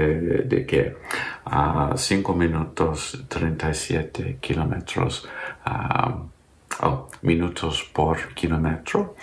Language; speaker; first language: Spanish; non-native, learner; English